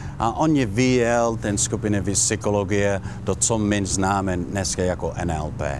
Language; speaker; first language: Czech; non-native, learner; Italian